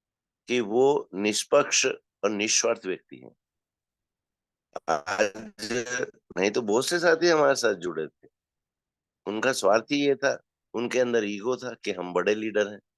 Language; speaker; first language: Hindi; native; Hindi